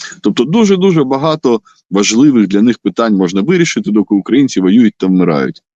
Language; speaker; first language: Ukrainian; non-native, local second language; Russian